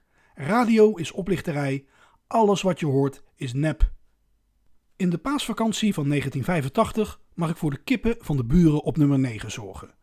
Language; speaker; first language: Dutch; native; Dutch